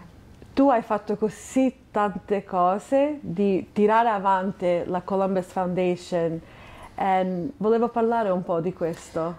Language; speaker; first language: Italian; non-native, fluent; English